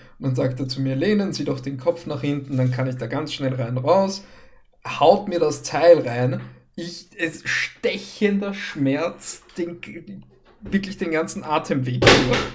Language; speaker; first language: German; native; German